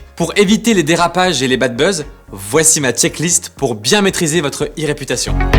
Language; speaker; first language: French; native; French